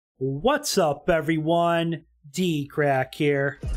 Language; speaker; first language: English; native; English